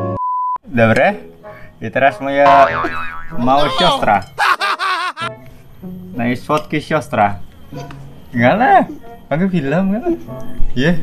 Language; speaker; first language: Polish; non-native, learner; Indonesian